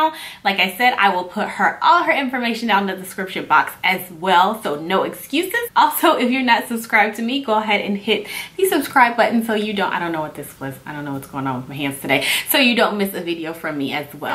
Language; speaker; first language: English; native; English